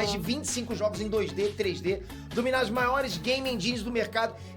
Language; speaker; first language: Portuguese; native; Portuguese